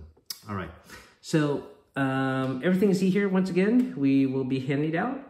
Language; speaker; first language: English; native; English